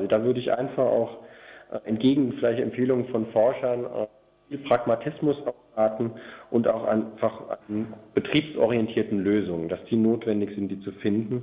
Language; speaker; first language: German; native; German